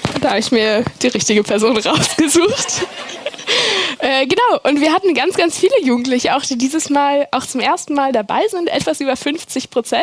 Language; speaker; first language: German; native; German